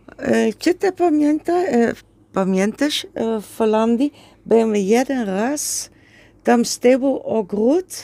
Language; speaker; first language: Polish; non-native, learner; Dutch